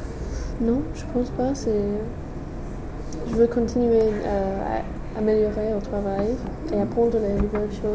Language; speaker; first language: French; non-native, fluent; English